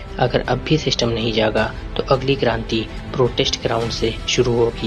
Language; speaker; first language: Hindi; native; Hindi